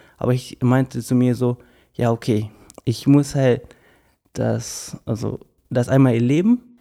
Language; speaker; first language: German; non-native, fluent; English